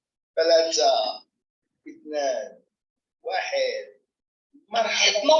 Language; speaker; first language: Arabic; non-native, learner; English